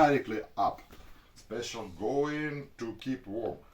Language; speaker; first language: English; non-native, learner; Russian